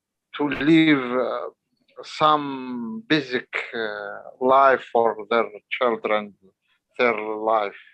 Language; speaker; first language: English; non-native, learner; Arabic